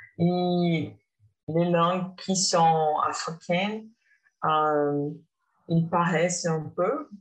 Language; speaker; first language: French; non-native, learner; Portuguese